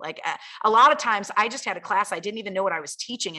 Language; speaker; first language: English; native; English